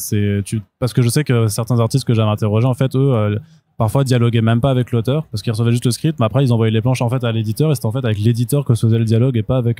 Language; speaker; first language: French; native; French